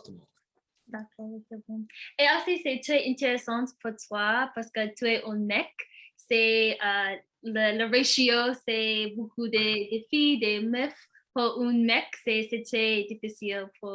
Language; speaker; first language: French; non-native, learner; English